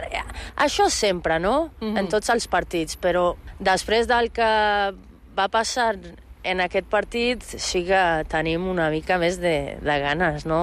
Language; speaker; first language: Catalan; non-native, fluent; Portuguese